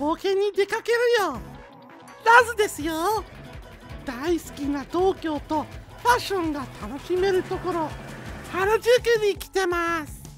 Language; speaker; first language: Japanese; non-native, fluent; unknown